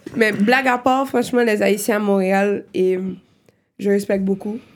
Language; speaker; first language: French; non-native, local second language; Haitian Creole